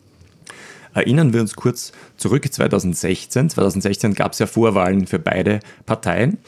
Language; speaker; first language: German; native; German